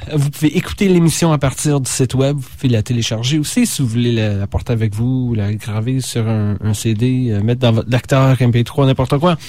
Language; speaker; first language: French; native; French